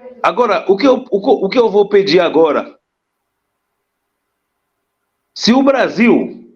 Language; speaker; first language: Portuguese; non-native, fluent; Haitian Creole